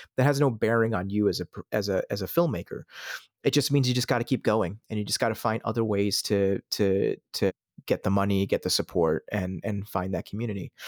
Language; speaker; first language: English; native; English